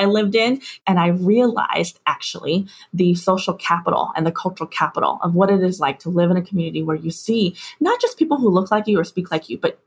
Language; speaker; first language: English; native; English